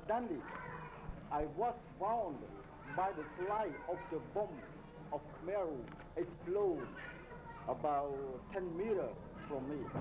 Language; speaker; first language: English; non-native, learner; Khmer